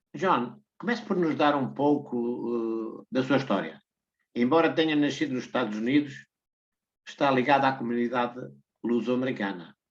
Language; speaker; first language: Portuguese; native; Portuguese